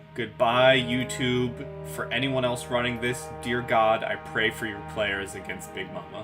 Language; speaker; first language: English; native; English